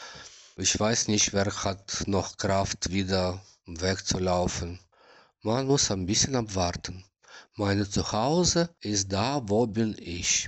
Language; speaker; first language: German; non-native, learner; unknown